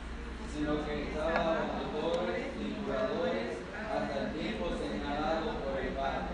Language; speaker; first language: Spanish; native; Spanish